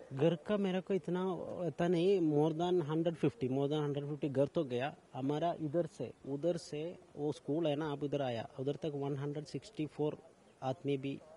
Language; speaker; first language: Hindi; non-native, local second language; Malayalam